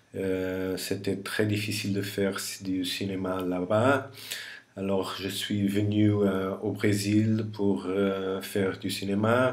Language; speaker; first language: French; non-native, fluent; Portuguese